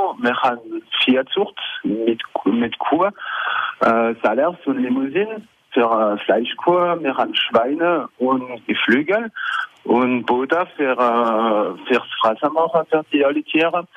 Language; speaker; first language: German; non-native, local second language; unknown